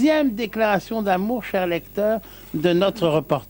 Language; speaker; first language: French; native; French